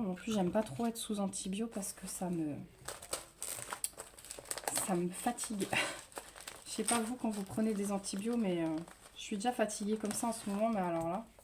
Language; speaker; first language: French; native; French